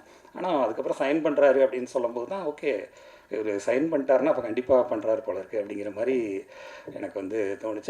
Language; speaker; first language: Tamil; native; Tamil